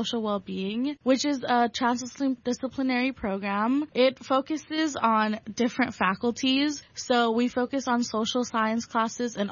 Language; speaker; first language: English; non-native, local second language; Bangla